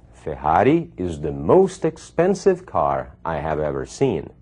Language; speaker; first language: English; non-native, fluent; Portuguese